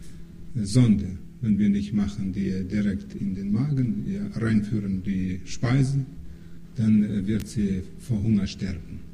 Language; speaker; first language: German; non-native, fluent; Russian